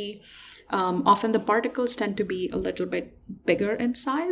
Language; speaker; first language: English; non-native, local second language; Hindi